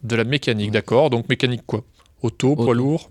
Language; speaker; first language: French; native; French